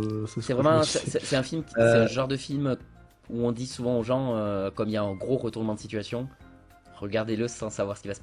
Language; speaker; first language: French; native; French